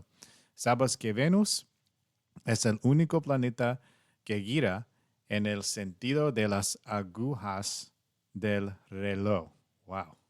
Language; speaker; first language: Spanish; non-native, learner; English